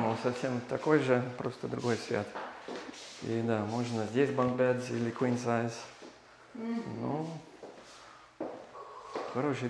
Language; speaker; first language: Russian; non-native, fluent; English